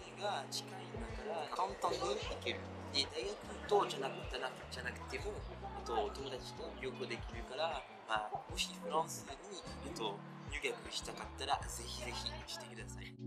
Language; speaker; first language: Japanese; non-native, learner; French